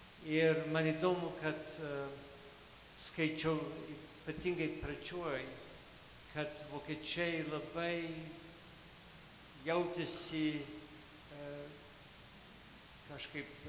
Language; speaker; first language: Lithuanian; early bilingual, heritage; Lithuanian